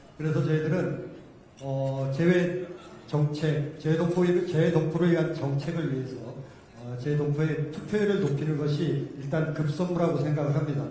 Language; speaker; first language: Korean; native; Korean